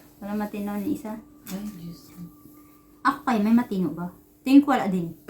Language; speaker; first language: Filipino; native; Filipino